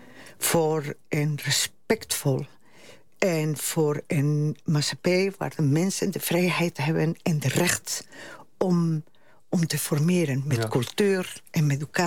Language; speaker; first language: Dutch; non-native, fluent; Spanish